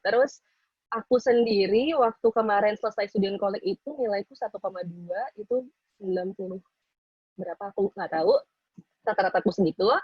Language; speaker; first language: Indonesian; native; Indonesian